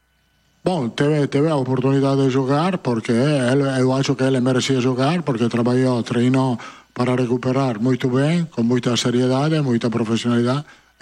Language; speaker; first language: Portuguese; non-native, fluent; Italian